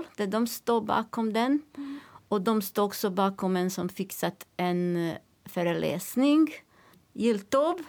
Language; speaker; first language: Swedish; non-native, learner; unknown